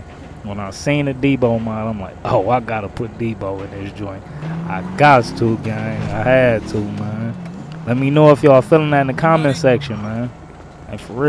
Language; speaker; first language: English; native; English